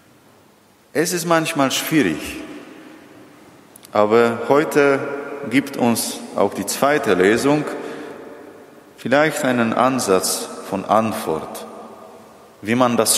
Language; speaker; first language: German; non-native, fluent; Polish